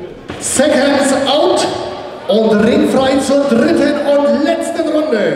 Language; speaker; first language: German; native; German